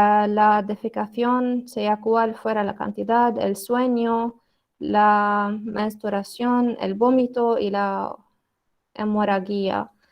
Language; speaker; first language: Spanish; non-native, learner; Arabic